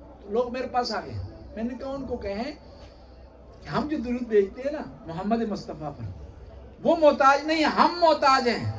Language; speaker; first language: Urdu; non-native, local second language; Punjabi